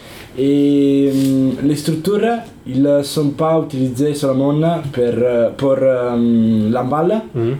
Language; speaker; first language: French; non-native, learner; Italian